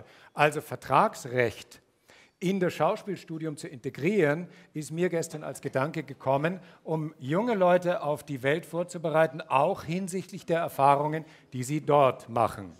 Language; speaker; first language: German; native; German